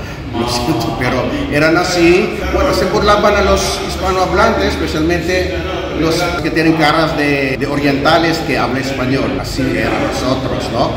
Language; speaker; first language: Spanish; native; Spanish